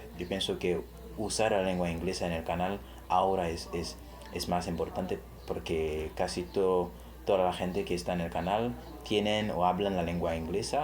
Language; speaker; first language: Spanish; non-native, fluent; Haitian Creole